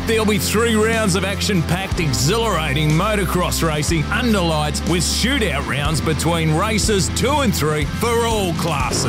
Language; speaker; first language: English; native; English